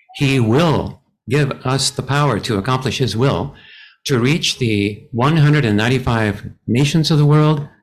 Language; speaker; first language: English; native; English